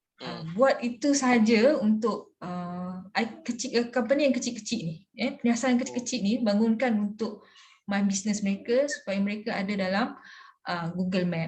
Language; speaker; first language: Malay; native; Malay